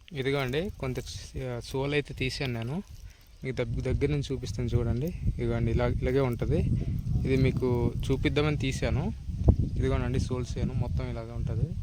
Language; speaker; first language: Telugu; non-native, local second language; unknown